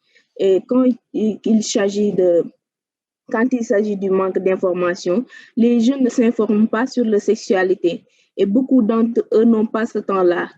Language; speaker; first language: French; non-native, local second language; Wolof